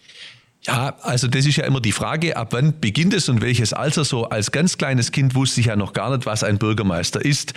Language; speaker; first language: German; native; German